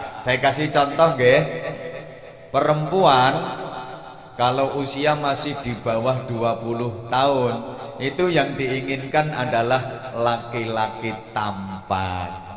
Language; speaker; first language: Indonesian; non-native, local second language; Javanese